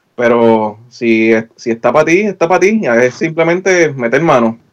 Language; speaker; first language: Spanish; native; Spanish